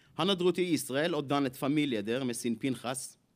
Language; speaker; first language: Norwegian; non-native, fluent; Hebrew